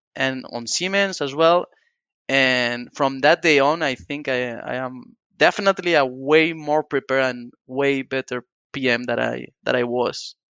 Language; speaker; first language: English; non-native, fluent; Spanish